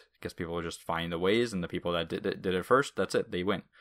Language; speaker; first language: English; non-native, fluent; Russian